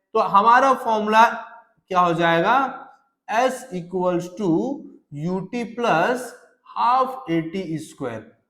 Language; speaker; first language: Hindi; native; Hindi